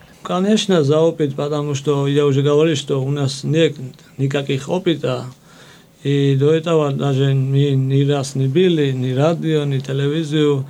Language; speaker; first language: Russian; non-native, fluent; Georgian